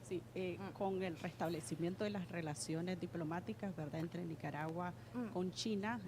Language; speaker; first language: Spanish; native; Spanish